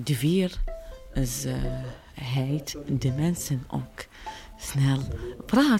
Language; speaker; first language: Dutch; non-native, learner; Arabic